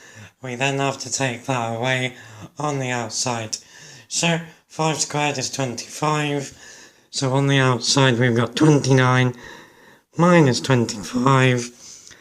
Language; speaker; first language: English; native; English